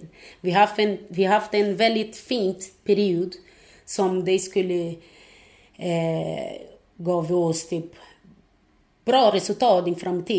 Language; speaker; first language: Swedish; non-native, fluent; Portuguese